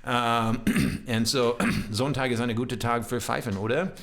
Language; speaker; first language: German; non-native, learner; English